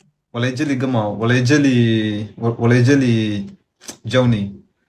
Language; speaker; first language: Chinese; non-native, fluent; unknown